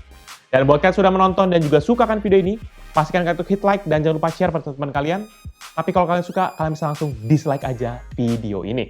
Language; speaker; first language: Indonesian; native; Indonesian